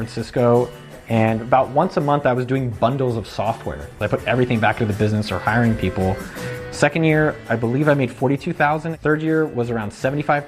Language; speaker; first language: English; native; English